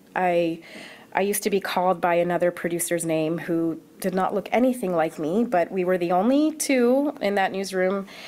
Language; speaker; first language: English; early bilingual, other home language; Arabic